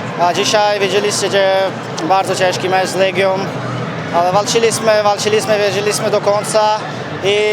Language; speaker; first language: Polish; non-native, learner; Armenian